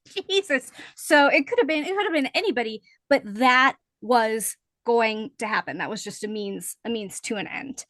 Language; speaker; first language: English; native; English